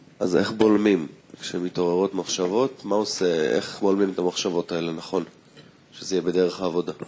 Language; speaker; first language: Hebrew; non-native, fluent; Russian